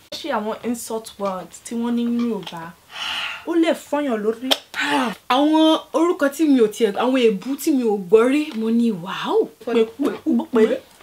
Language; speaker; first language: Yoruba; early bilingual, heritage; Yoruba